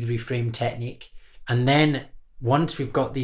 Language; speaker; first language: English; native; English